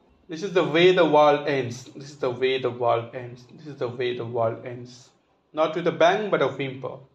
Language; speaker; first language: English; non-native, local second language; Bangla